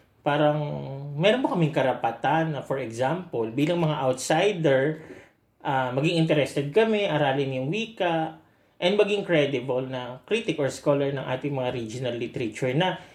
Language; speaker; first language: Filipino; native; Filipino